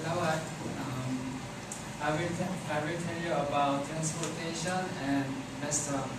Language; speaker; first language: English; non-native, learner; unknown